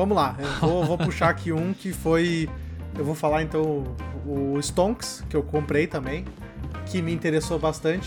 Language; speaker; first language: Portuguese; native; Portuguese